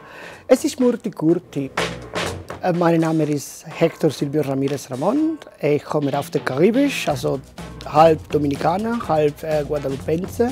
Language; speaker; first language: German; non-native, learner; Spanish